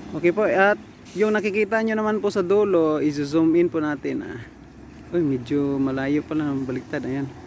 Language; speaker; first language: Filipino; non-native, local second language; Cebuano